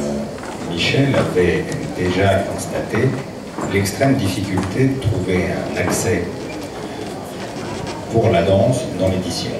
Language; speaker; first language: French; native; French